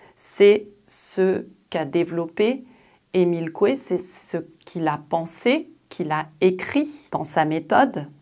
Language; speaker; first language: French; native; French